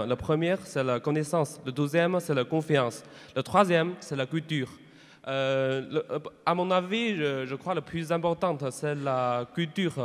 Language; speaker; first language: French; non-native, fluent; Chinese